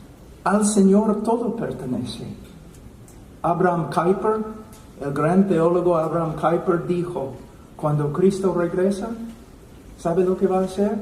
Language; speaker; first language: Spanish; non-native, fluent; English